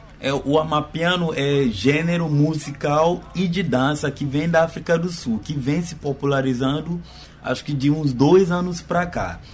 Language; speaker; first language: Portuguese; non-native, fluent; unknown